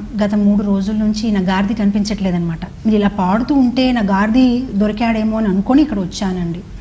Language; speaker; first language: Telugu; non-native, fluent; Hindi